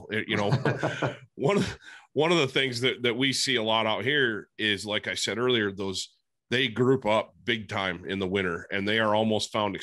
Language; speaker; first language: English; native; English